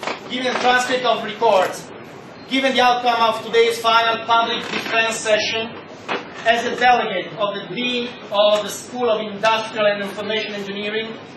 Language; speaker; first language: English; non-native, fluent; Italian